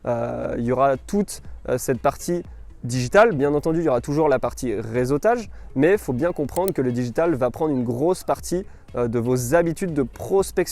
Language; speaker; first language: French; native; French